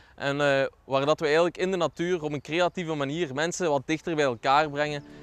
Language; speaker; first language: Dutch; native; Dutch